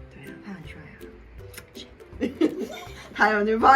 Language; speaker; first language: Chinese; non-native, fluent; Mongolian